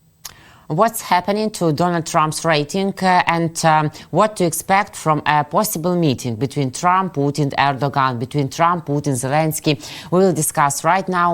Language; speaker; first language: English; non-native, fluent; Russian